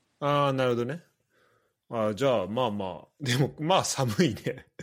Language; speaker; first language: Japanese; native; Japanese